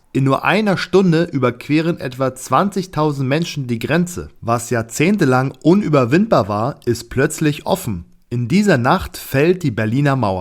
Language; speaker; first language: German; native; German